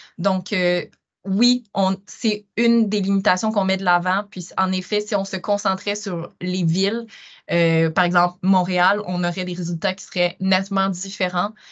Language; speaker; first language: French; native; French